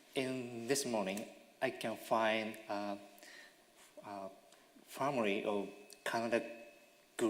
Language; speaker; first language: English; non-native, learner; Japanese